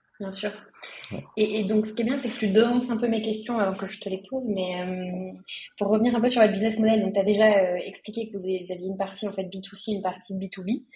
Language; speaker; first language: French; native; French